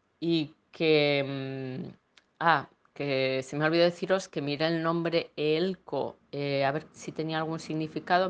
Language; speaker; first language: Spanish; native; Spanish